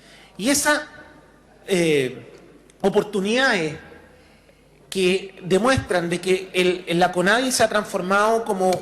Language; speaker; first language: Spanish; native; Spanish